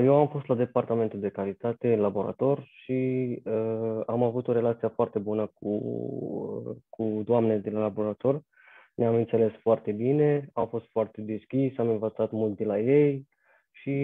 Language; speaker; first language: Romanian; non-native, fluent; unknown